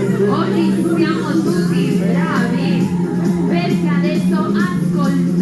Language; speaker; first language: Italian; non-native, fluent; Spanish